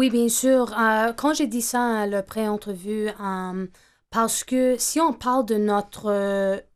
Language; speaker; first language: French; non-native, fluent; English